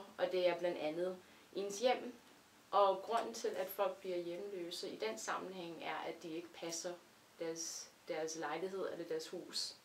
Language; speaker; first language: Danish; non-native, fluent; English